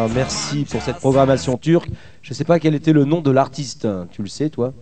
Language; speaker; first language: French; native; French